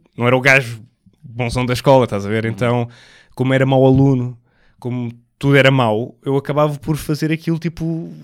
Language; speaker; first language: Portuguese; native; Portuguese